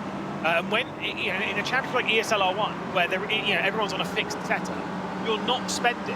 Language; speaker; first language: English; native; English